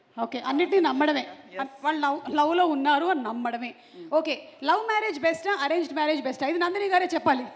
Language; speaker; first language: Telugu; native; Telugu